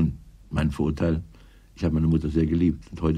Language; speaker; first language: German; native; German